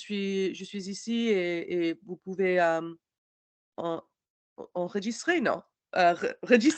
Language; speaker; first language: French; non-native, learner; English